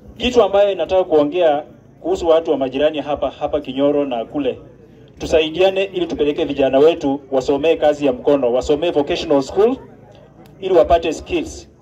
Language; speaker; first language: Swahili; non-native, local second language; Luyia